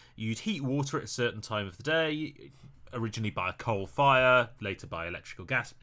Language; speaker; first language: English; native; English